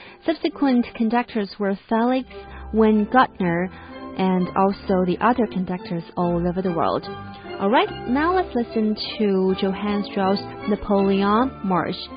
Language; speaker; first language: English; non-native, fluent; Chinese